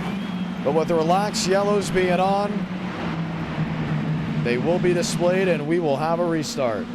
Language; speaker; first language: English; native; English